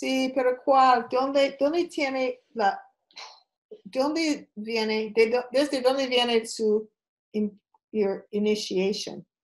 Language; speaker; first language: Spanish; non-native, learner; English